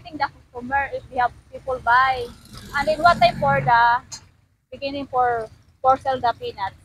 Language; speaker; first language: English; non-native, learner; Cebuano